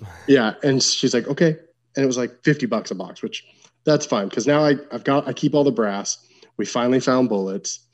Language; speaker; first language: English; native; English